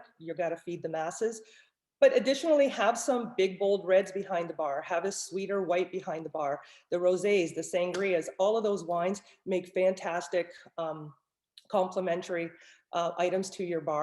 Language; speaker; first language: English; native; English